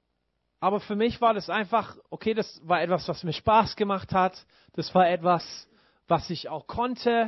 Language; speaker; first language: German; non-native, fluent; English